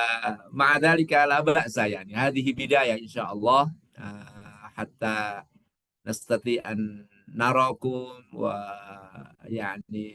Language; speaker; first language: Arabic; non-native, fluent; Indonesian